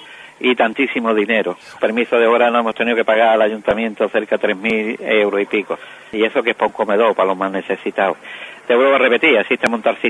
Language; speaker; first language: Spanish; native; Spanish